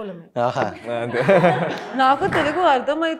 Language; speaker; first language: Telugu; non-native, learner; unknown